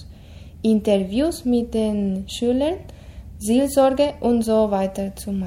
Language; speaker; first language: German; non-native, fluent; Spanish